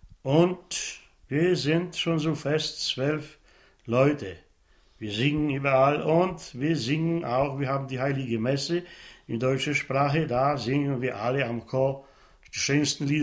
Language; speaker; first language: German; non-native, local second language; Polish